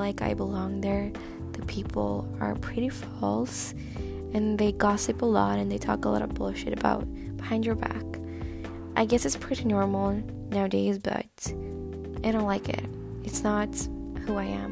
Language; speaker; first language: English; non-native, fluent; Swedish